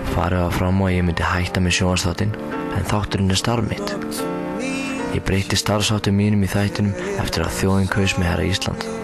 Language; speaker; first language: Icelandic; early bilingual, heritage; Icelandic